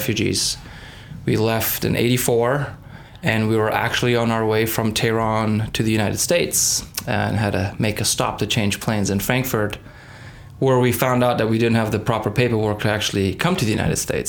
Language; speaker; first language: English; non-native, fluent; Persian